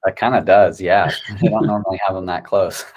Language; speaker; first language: English; native; English